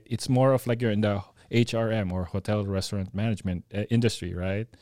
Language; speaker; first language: English; non-native, local second language; Filipino